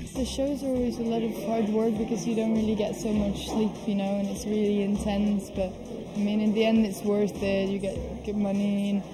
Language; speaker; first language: English; non-native, fluent; Dutch